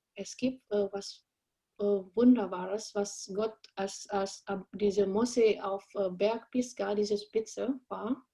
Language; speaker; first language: German; non-native, fluent; Indonesian